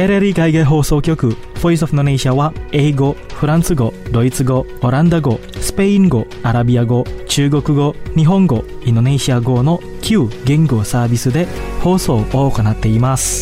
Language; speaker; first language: Japanese; non-native, fluent; Indonesian